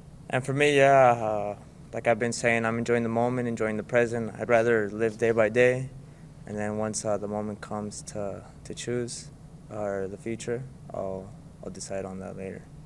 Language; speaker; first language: English; early bilingual, other home language; Spanish